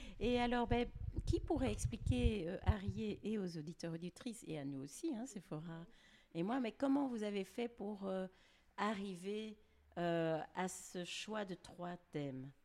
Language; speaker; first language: French; native; French